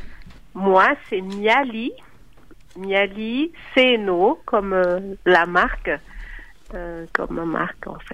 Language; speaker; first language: French; non-native, local second language; Malagasy